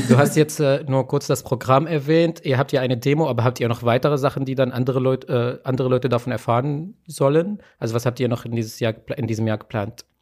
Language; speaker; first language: German; native; German